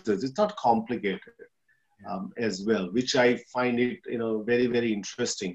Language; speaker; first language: English; non-native, local second language; Gujarati